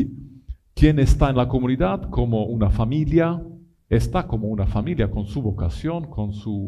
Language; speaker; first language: Spanish; non-native, fluent; Italian